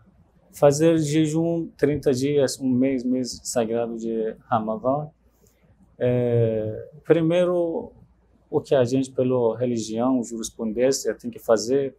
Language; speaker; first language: Portuguese; non-native, fluent; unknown